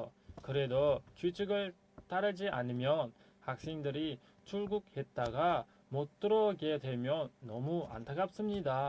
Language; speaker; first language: Korean; non-native, fluent; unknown